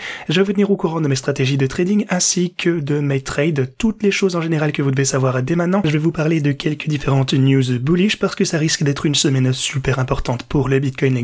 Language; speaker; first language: French; native; French